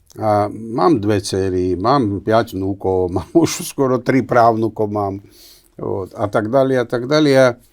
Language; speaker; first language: Slovak; non-native, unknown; Georgian